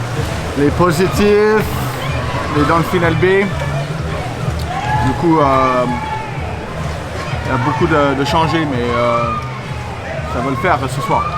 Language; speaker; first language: French; non-native, fluent; English